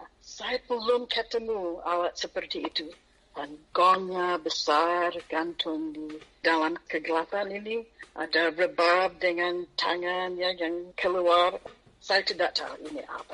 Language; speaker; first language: Indonesian; non-native, fluent; English